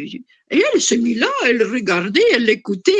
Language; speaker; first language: French; non-native, fluent; Italian